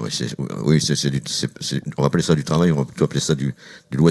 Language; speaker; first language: French; native; French